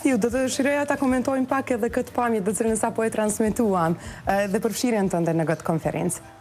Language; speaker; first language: Albanian; native; Albanian